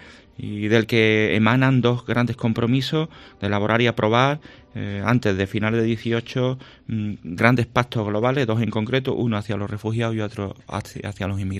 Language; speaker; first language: Spanish; native; Spanish